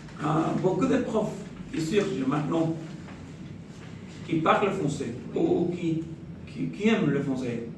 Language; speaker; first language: French; non-native, fluent; Spanish